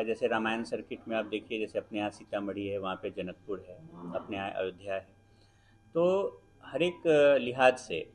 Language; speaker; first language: Hindi; native; Hindi